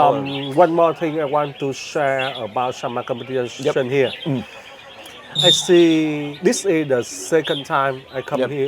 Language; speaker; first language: English; non-native, learner; Vietnamese